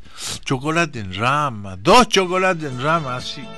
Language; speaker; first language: Spanish; native; Spanish